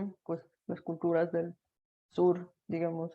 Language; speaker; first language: Spanish; non-native, fluent; Bulgarian